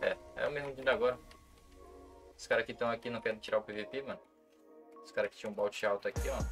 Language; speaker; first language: Portuguese; native; Portuguese